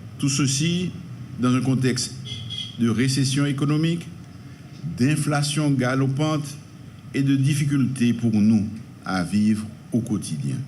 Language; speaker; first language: French; non-native, local second language; Haitian Creole